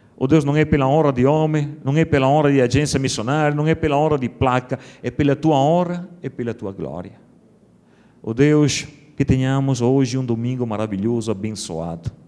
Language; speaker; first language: Portuguese; non-native, fluent; Italian